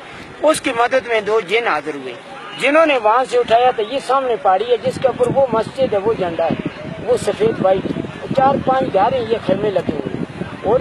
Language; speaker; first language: Hindi; non-native, local second language; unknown